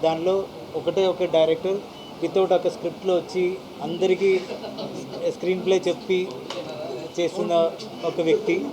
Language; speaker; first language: Telugu; non-native, fluent; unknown